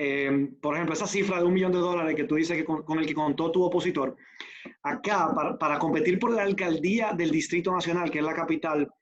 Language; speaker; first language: Spanish; native; Spanish